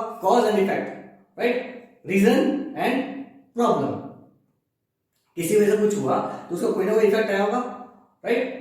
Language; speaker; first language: Hindi; native; Hindi